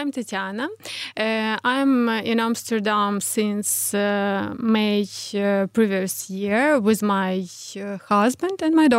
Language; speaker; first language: English; non-native, fluent; Ukrainian